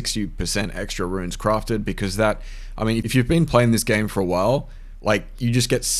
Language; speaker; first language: English; native; English